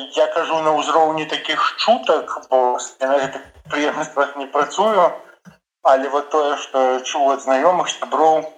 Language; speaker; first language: Belarusian; non-native, local second language; Russian